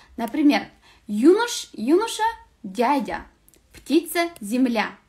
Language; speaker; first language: Russian; non-native, local second language; Kazakh